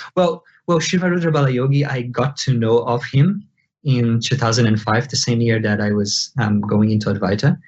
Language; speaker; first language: English; non-native, fluent; Portuguese